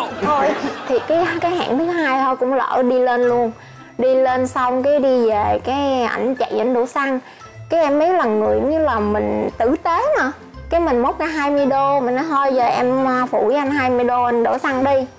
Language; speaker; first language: Vietnamese; native; Vietnamese